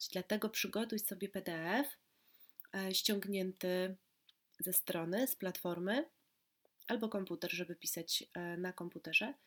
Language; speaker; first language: Polish; native; Polish